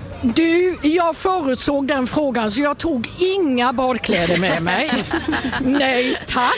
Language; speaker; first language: Swedish; native; Swedish